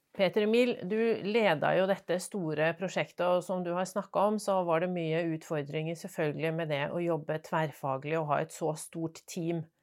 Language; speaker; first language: Norwegian; native; Norwegian